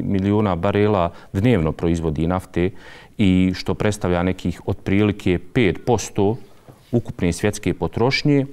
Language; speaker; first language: Serbian; native; Serbian